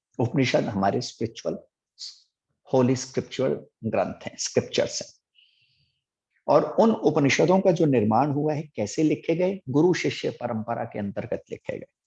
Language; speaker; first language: Hindi; native; Hindi